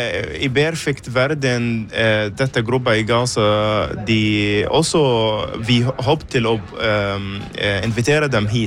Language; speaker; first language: Norwegian; non-native, learner; Arabic